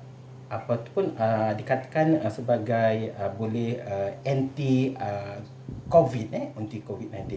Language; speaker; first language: Malay; native; Malay